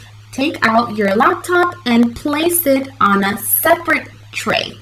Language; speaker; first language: English; early bilingual, other home language; Spanish